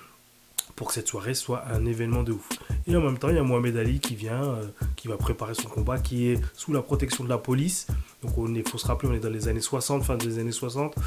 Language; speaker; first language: French; native; French